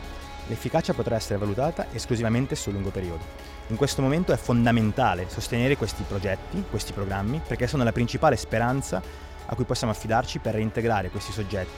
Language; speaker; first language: Italian; native; Italian